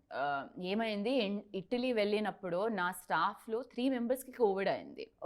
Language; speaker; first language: Telugu; non-native, learner; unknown